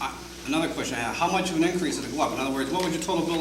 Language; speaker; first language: English; native; English